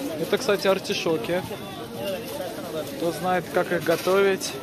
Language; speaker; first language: Russian; early bilingual, heritage; Russian